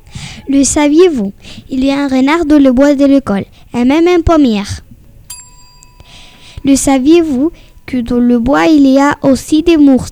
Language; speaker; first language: French; non-native, learner; Spanish